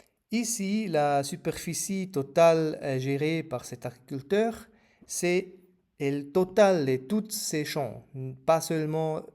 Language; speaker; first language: French; non-native, fluent; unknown